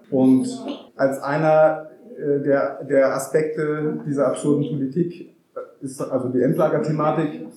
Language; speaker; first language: German; native; German